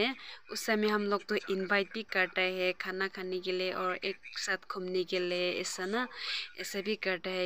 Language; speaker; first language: Hindi; non-native, local second language; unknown